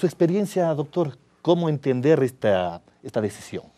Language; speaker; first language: Spanish; native; Spanish